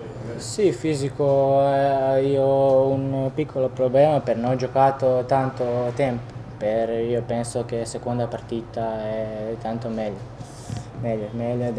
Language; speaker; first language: Italian; non-native, learner; Croatian